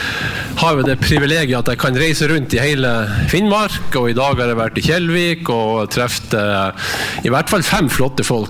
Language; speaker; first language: Norwegian; native; Norwegian